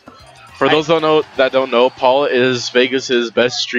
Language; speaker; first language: English; native; English